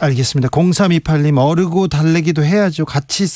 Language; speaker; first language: Korean; native; Korean